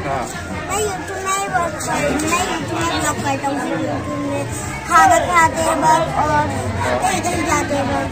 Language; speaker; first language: Hindi; non-native, local second language; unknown